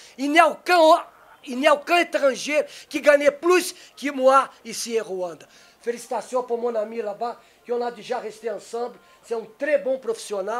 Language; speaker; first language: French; non-native, learner; Portuguese